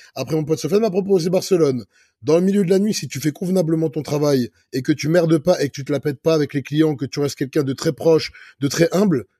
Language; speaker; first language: French; native; French